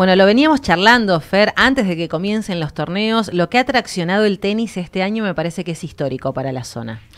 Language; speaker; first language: Spanish; native; Spanish